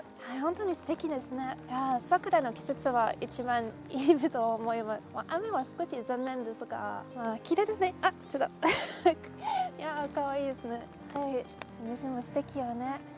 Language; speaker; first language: Japanese; non-native, fluent; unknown